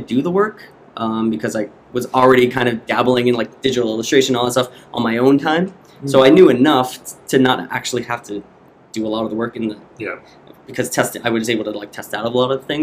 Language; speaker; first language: English; native; English